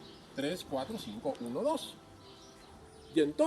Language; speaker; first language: Spanish; native; Spanish